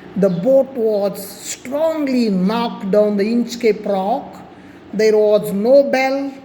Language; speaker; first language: English; non-native, local second language; Marathi